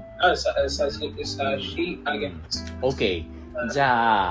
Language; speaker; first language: Japanese; non-native, learner; English